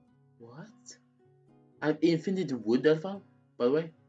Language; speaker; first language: English; non-native, fluent; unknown